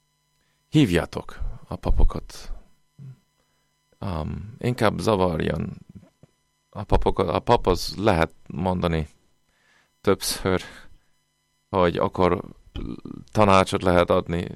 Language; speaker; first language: Hungarian; non-native, fluent; English